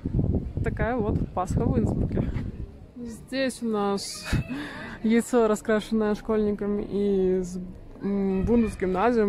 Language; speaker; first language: Russian; native; Russian